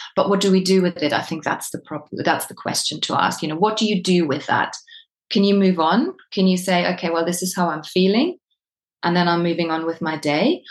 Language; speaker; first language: English; non-native, fluent; German